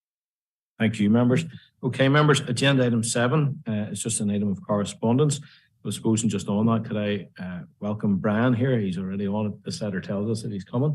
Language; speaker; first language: English; native; English